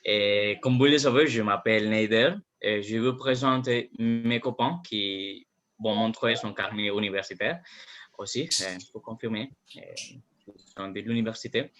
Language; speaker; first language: French; non-native, learner; Spanish